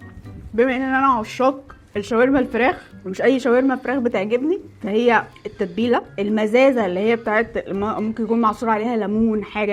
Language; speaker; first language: Arabic; native; Arabic